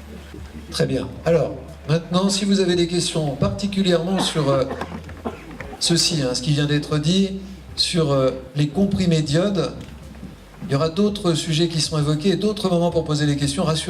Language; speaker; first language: French; native; French